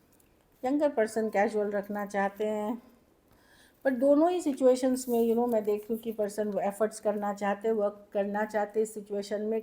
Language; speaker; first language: Hindi; native; Hindi